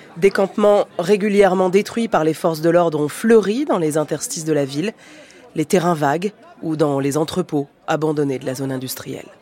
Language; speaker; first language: French; native; French